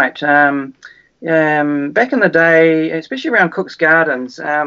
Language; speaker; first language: English; native; English